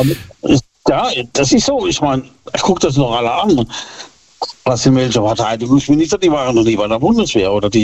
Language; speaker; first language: German; native; German